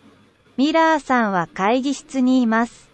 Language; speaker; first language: Japanese; non-native, learner; Vietnamese